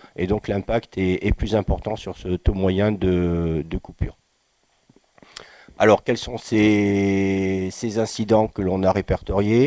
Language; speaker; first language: French; native; French